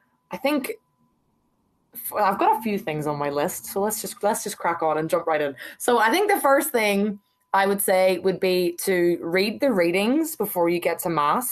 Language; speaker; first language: English; native; English